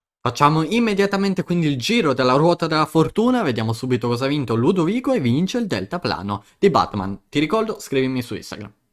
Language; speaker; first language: Italian; native; Italian